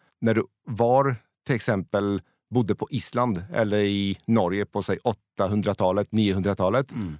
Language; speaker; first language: Swedish; non-native, fluent; Polish